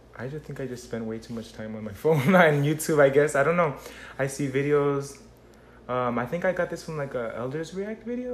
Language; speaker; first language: English; early bilingual, other home language; Spanish